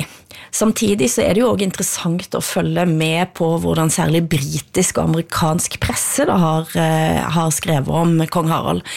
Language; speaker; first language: Norwegian; native; Norwegian